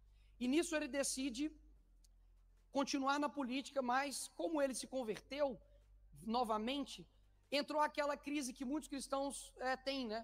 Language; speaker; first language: Portuguese; native; Portuguese